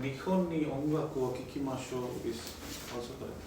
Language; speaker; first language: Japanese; non-native, learner; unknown